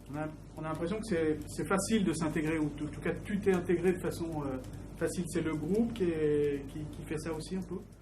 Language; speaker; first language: French; native; French